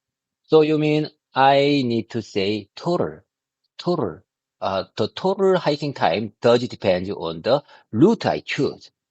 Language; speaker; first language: English; non-native, learner; Korean